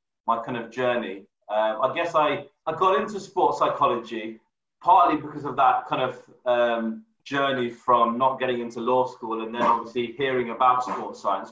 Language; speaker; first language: English; native; English